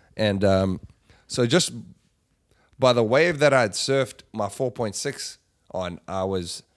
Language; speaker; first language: English; native; English